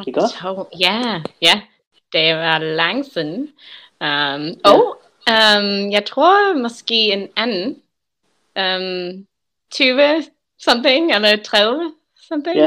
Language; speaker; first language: Danish; non-native, learner; English